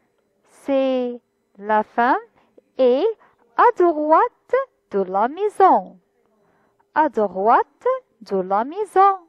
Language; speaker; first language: French; non-native, fluent; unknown